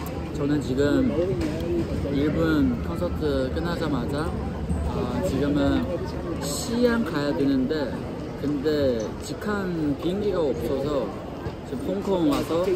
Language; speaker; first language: Korean; non-native, fluent; Chinese